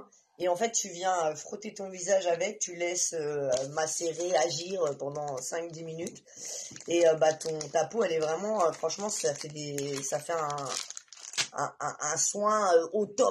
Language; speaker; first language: French; native; French